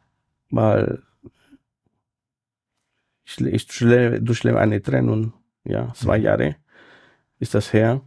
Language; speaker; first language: German; non-native, fluent; Spanish